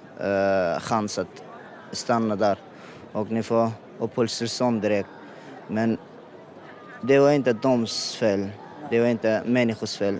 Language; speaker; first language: Swedish; non-native, learner; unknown